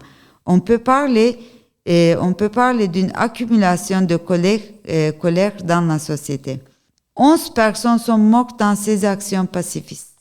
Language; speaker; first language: French; non-native, learner; Turkish